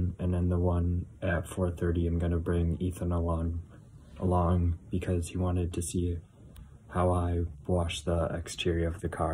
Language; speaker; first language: English; native; English